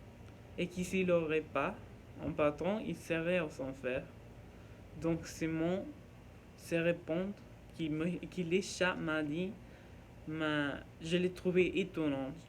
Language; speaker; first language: French; non-native, learner; Norwegian